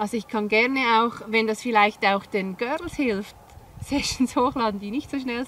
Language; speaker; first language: German; native; German